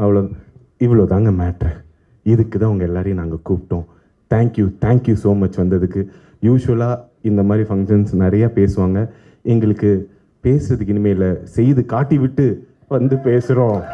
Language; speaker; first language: Tamil; native; Tamil